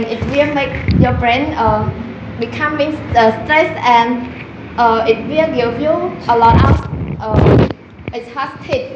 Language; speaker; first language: English; non-native, learner; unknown